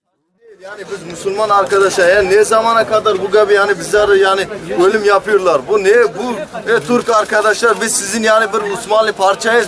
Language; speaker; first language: Turkish; non-native, learner; Tajik